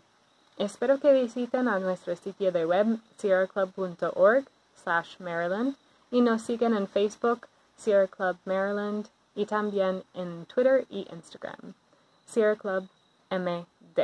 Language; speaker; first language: Spanish; non-native, fluent; English